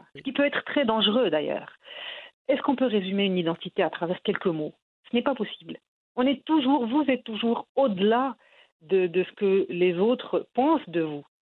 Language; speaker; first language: French; non-native, local second language; Arabic